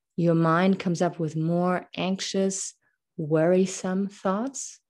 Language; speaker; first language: English; non-native, fluent; German